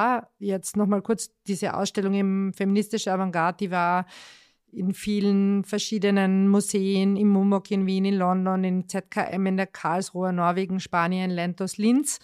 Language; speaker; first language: German; native; German